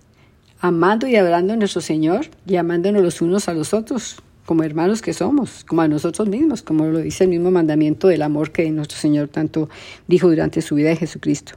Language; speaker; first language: Spanish; native; Spanish